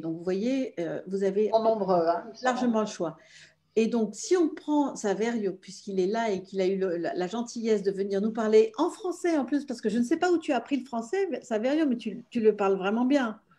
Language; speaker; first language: French; native; French